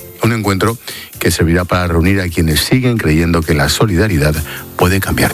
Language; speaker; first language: Spanish; native; Spanish